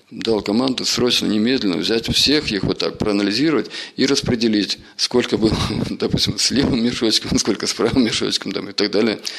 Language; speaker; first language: Russian; native; Russian